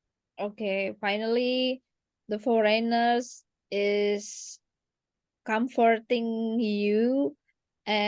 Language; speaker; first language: English; non-native, learner; Indonesian